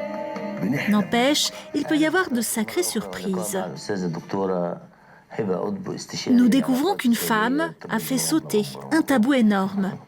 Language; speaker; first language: French; native; French